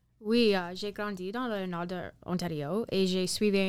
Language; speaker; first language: French; non-native, learner; English